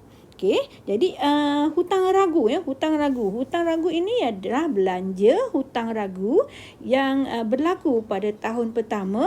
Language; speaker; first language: Malay; native; Malay